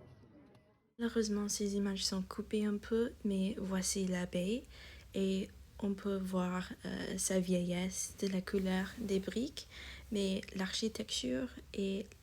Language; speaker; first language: French; non-native, learner; English